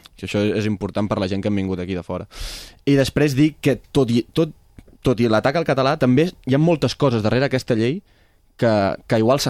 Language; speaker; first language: Catalan; non-native, local second language; Spanish